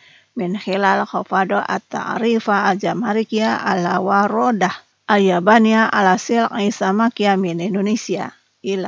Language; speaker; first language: Arabic; non-native, fluent; Indonesian